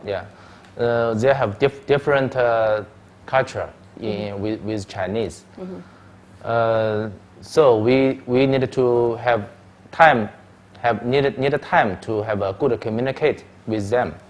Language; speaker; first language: English; non-native, learner; Chinese